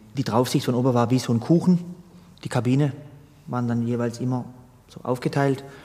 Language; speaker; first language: German; early bilingual, other home language; Croatian